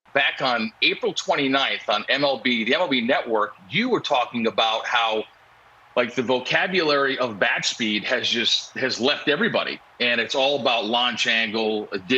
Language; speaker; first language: English; native; English